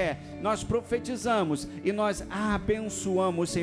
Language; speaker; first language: Portuguese; native; Portuguese